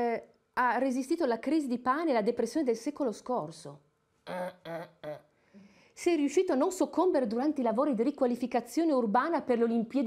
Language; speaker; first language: Italian; native; Italian